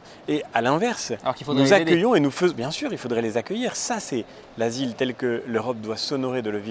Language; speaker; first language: French; native; French